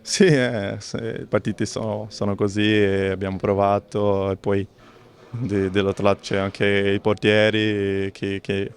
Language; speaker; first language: Italian; non-native, fluent; Portuguese